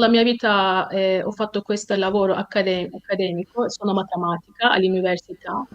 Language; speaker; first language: Italian; non-native, fluent; Turkish